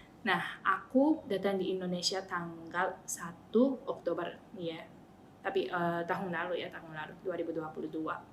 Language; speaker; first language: Indonesian; non-native, fluent; Japanese